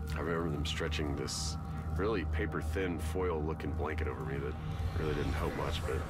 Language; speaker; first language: English; native; English